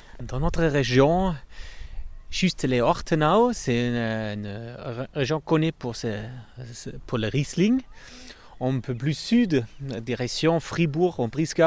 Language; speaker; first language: French; non-native, fluent; German